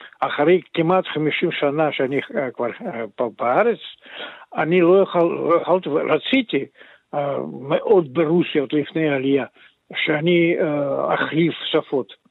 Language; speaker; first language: Hebrew; non-native, fluent; Russian